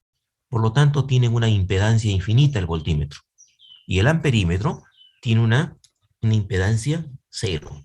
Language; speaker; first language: Spanish; native; Spanish